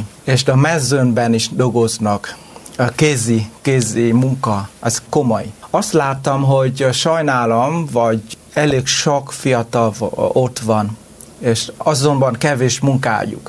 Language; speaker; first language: Hungarian; non-native, learner; Vietnamese